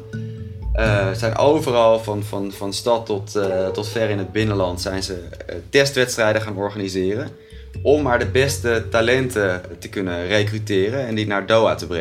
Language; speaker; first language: Dutch; native; Dutch